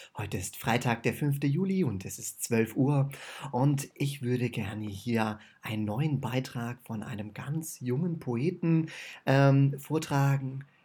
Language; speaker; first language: German; native; German